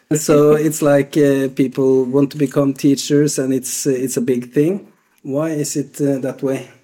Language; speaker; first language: English; non-native, fluent; Norwegian